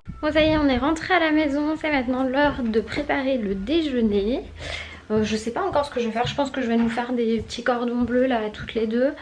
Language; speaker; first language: French; native; French